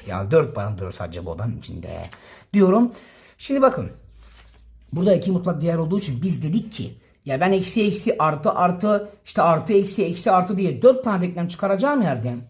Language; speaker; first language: Turkish; native; Turkish